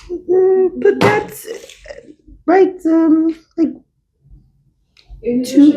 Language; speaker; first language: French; non-native, learner; English